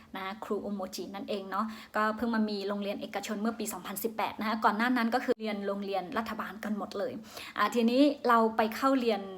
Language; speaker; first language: Thai; non-native, fluent; Shan